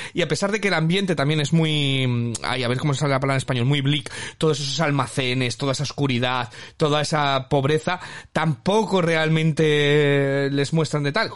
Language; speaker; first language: Spanish; native; Spanish